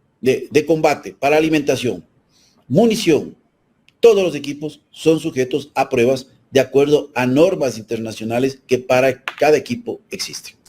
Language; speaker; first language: Spanish; native; Spanish